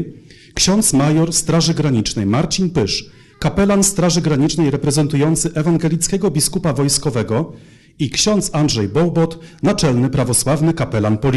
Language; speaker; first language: Polish; native; Polish